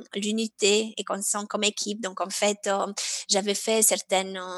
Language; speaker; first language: French; non-native, fluent; Romanian